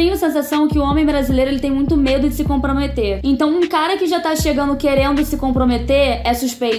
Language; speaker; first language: Portuguese; native; Portuguese